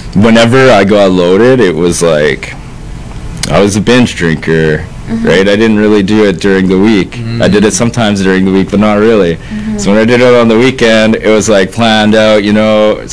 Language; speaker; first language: English; native; English